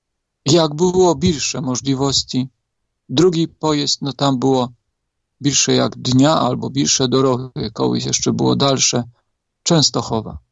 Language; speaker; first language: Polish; non-native, learner; Ukrainian